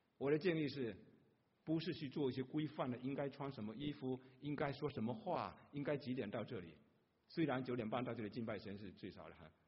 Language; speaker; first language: Chinese; non-native, local second language; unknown